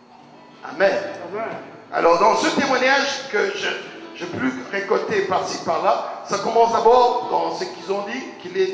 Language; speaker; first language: French; non-native, local second language; Lingala